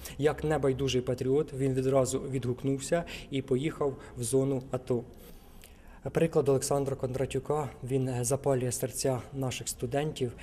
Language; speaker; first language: Ukrainian; native; Ukrainian